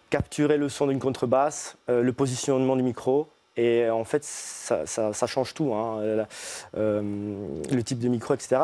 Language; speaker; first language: French; early bilingual, other home language; Italian